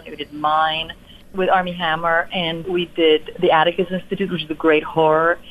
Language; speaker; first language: English; non-native, fluent; Polish